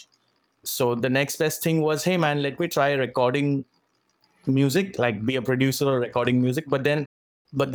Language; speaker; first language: English; non-native, local second language; Marathi